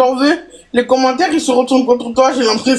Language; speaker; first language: French; native; French